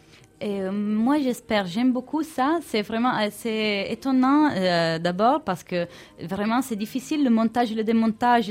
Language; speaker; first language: French; non-native, fluent; Italian